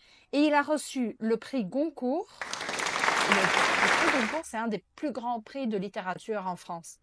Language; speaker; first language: French; non-native, fluent; Portuguese